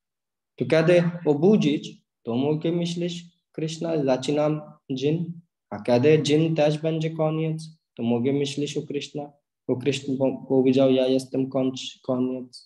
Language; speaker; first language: Polish; non-native, learner; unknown